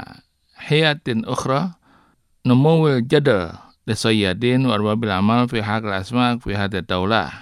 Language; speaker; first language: Arabic; non-native, fluent; Indonesian